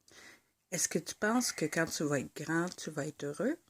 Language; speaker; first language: French; native; French